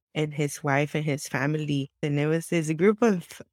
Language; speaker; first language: English; early bilingual, other home language; Spanish